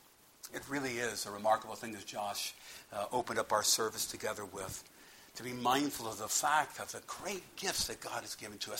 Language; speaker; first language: English; native; English